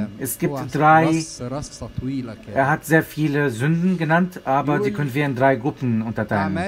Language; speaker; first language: German; non-native, fluent; Arabic